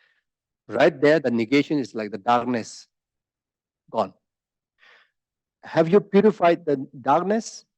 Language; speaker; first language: English; non-native, fluent; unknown